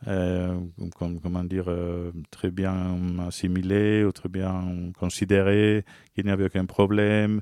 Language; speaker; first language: French; non-native, fluent; Spanish